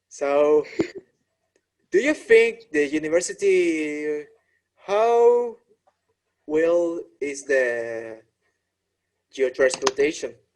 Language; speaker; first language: English; non-native, learner; Spanish